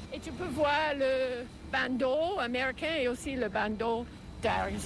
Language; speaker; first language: French; non-native, learner; English